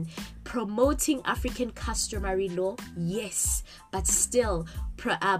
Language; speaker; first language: English; non-native, local second language; Southern Sotho